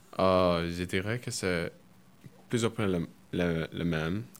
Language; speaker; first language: French; early bilingual, other home language; Spanish